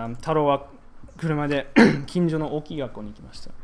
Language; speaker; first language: Japanese; non-native, fluent; English